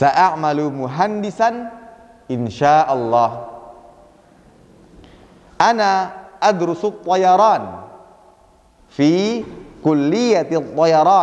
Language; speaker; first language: Arabic; non-native, fluent; Indonesian